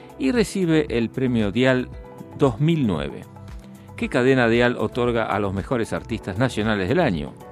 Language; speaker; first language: Spanish; native; Spanish